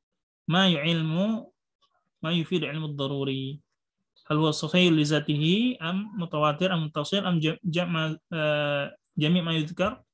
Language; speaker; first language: Arabic; non-native, fluent; Indonesian